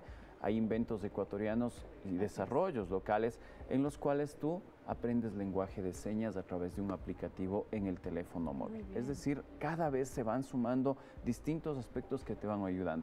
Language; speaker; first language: Spanish; native; Spanish